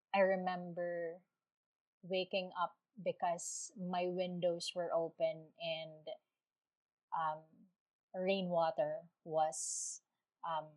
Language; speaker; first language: English; non-native, local second language; Waray